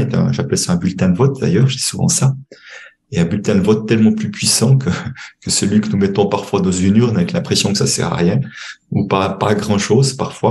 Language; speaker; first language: French; native; French